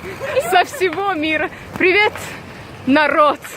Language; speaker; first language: Russian; non-native, learner; English